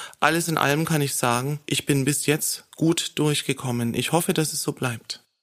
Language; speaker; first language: German; native; German